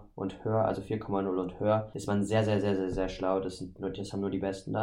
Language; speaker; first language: German; native; German